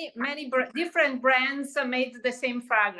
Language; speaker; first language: English; non-native, learner; Italian